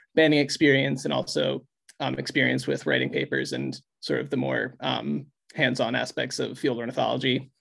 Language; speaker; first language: English; native; English